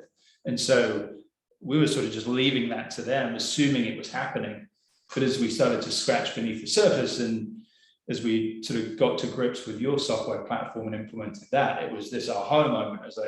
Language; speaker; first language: English; native; English